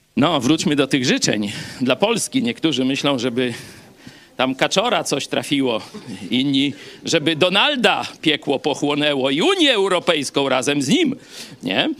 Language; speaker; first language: Polish; native; Polish